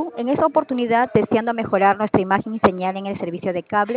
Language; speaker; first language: Spanish; native; Spanish